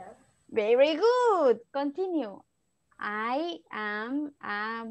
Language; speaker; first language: English; non-native, fluent; Spanish